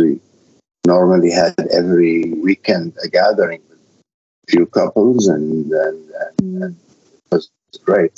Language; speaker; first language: English; non-native, fluent; Arabic